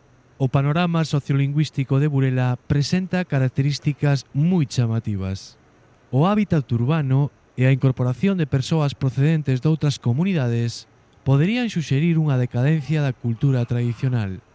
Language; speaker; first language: Galician; native; Galician